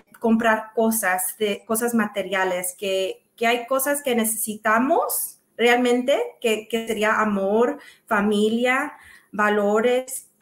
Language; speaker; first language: Spanish; early bilingual, other home language; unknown